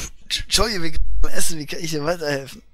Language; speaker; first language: German; native; German